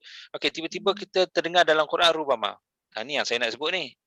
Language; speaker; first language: Malay; native; Malay